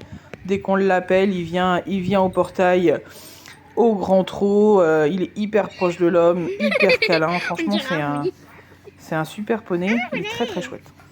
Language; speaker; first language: French; native; French